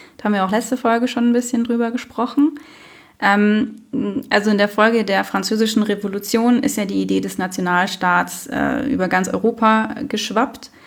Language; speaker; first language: German; native; German